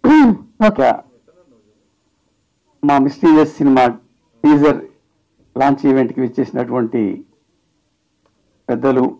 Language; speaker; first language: Telugu; native; Telugu